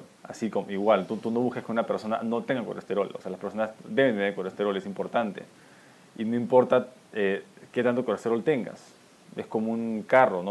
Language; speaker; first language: Spanish; native; Spanish